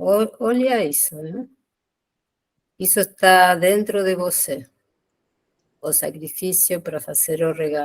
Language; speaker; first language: Portuguese; non-native, learner; Spanish